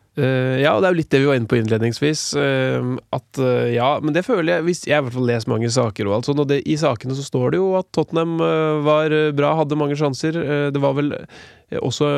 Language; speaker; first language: Norwegian; native; Norwegian